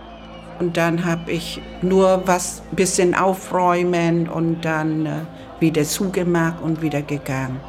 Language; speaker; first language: German; non-native, learner; Vietnamese